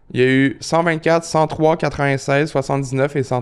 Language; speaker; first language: French; native; French